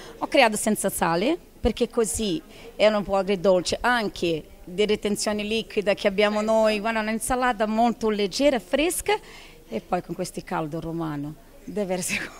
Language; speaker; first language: Italian; non-native, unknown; Portuguese